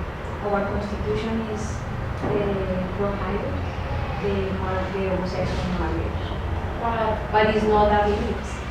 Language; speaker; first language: English; non-native, learner; Spanish